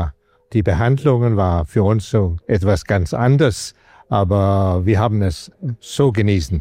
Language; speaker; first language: German; non-native, learner; Danish